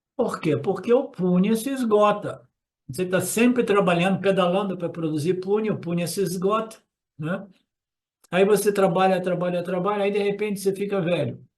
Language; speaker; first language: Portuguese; non-native, fluent; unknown